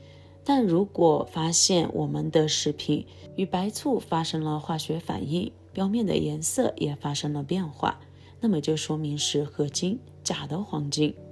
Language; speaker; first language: Chinese; native; Chinese